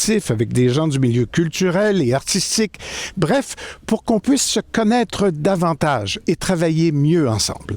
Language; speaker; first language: French; native; French